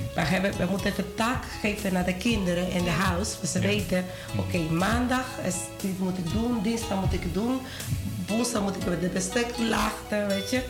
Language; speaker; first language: Dutch; non-native, learner; Spanish